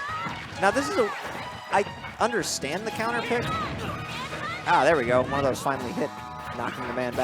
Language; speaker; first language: English; native; English